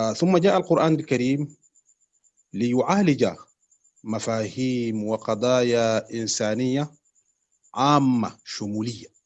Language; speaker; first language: Arabic; native; Arabic